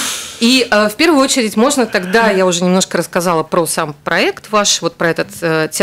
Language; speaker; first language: Russian; native; Russian